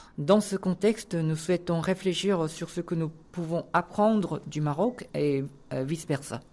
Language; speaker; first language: French; non-native, fluent; Korean